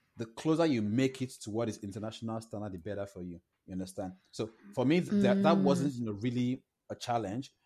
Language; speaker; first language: English; non-native, local second language; Yoruba